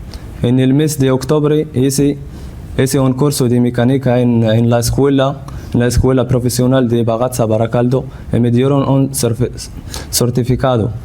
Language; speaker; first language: Spanish; non-native, learner; Central Atlas Tamazight